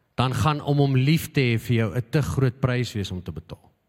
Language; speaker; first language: Afrikaans; native; Afrikaans